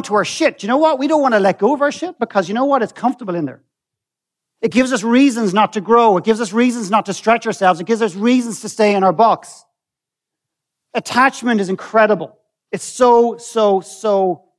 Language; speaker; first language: English; native; English